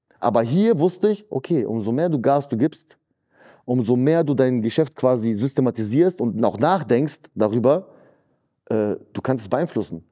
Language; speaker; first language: German; early bilingual, other home language; Russian